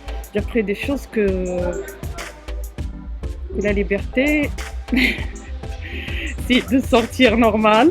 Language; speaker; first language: French; non-native, learner; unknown